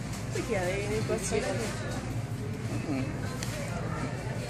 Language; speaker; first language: Portuguese; non-native, learner; English